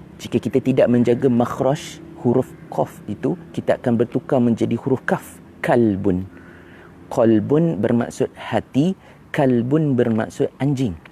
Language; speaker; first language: Malay; native; Malay